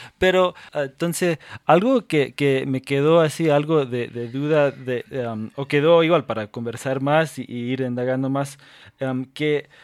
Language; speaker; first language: Spanish; non-native, fluent; English